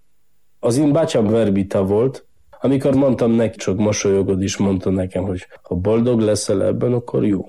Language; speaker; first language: Hungarian; non-native, fluent; Polish